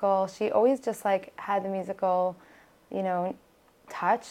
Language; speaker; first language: English; native; English